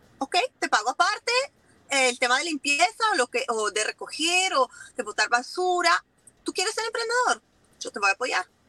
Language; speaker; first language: Spanish; non-native, fluent; Italian